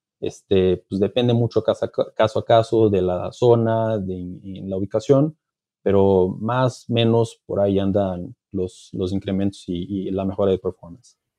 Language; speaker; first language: Spanish; non-native, fluent; Portuguese